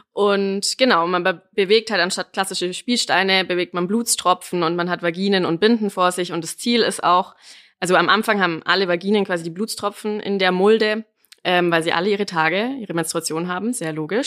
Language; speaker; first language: German; native; German